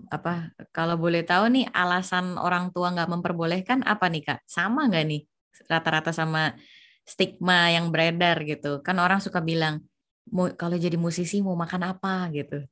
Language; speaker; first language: Indonesian; native; Indonesian